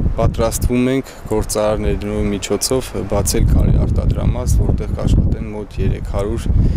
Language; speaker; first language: Armenian; native; Armenian